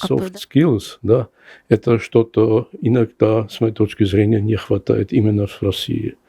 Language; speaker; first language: Russian; non-native, fluent; German